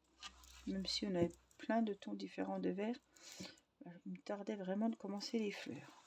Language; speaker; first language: French; native; French